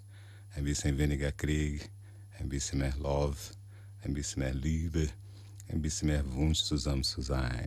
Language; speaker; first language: German; non-native, learner; Portuguese